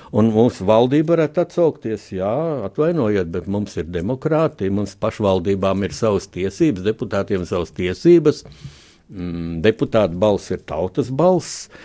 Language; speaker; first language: Latvian; native; Latvian